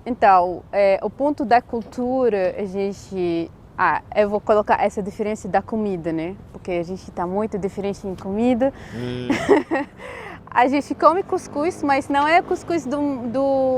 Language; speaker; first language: Portuguese; non-native, fluent; Arabic